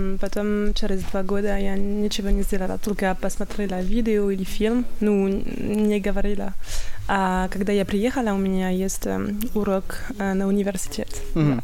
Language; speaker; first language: Russian; non-native, learner; French